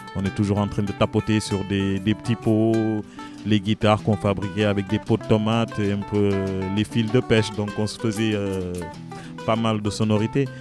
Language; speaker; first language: French; non-native, local second language; Wolof